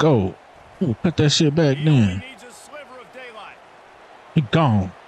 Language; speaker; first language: English; native; English